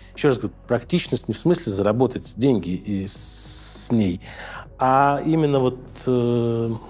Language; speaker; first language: Russian; native; Russian